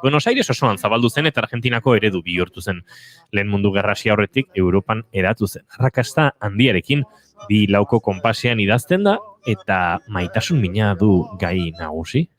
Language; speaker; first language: Basque; native; Basque